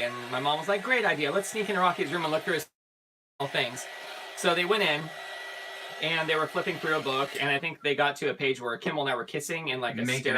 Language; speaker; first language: English; native; English